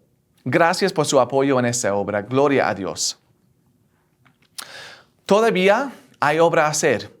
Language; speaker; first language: Spanish; non-native, fluent; English